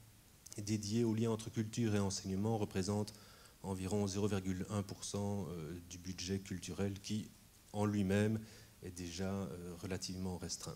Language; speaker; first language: French; native; French